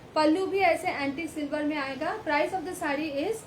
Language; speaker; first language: Hindi; non-native, local second language; Bangla